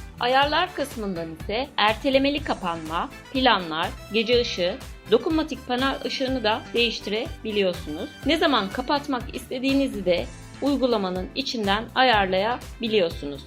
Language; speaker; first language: Turkish; native; Turkish